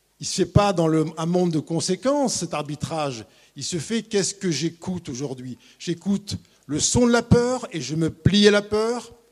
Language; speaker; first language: French; native; French